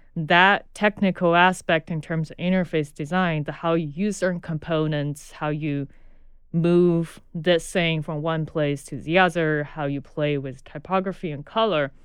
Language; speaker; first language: English; non-native, fluent; Chinese